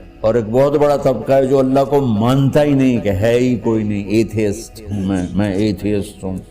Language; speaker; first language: Urdu; non-native, local second language; Punjabi